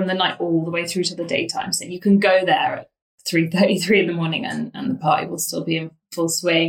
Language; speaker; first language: English; native; English